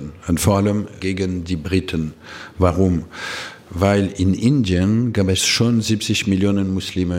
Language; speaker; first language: German; non-native, fluent; French